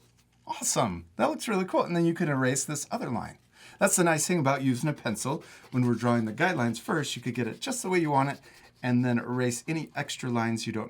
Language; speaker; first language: English; native; English